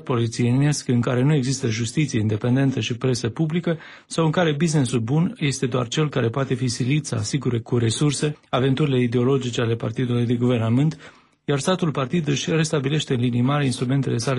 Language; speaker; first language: Romanian; native; Romanian